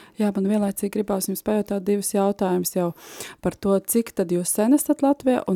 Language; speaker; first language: Latvian; native; Latvian